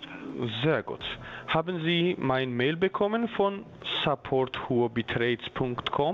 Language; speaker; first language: German; non-native, learner; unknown